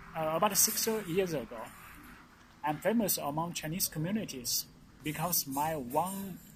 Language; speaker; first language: English; non-native, fluent; Chinese